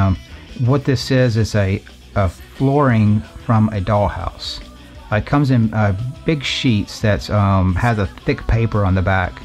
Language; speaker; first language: English; native; English